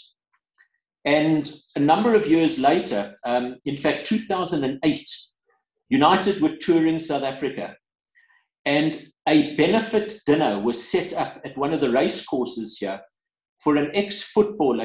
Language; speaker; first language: English; native; English